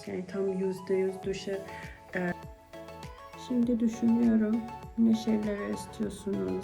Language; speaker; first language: Turkish; non-native, learner; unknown